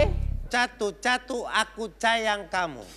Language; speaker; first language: Indonesian; native; Indonesian